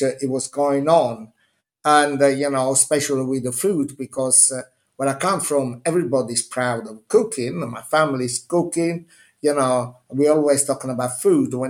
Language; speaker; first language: English; non-native, fluent; Italian